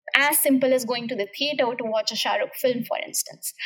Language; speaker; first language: English; non-native, local second language; Hindi